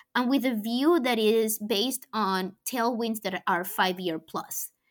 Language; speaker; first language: English; non-native, fluent; Spanish